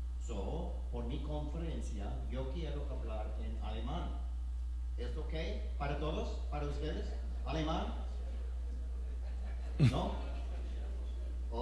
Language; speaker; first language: Spanish; non-native, learner; English